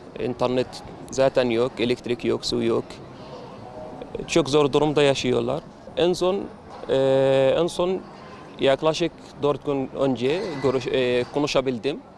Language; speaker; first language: Turkish; non-native, fluent; Arabic